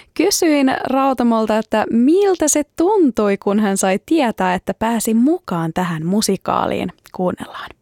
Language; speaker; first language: Finnish; native; Finnish